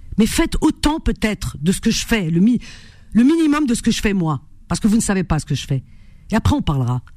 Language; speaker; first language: French; native; French